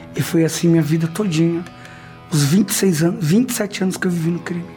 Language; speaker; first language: Portuguese; native; Portuguese